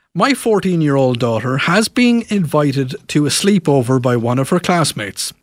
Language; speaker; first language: English; non-native, local second language; Irish